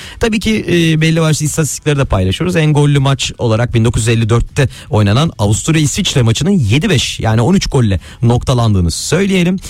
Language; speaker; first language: Turkish; native; Turkish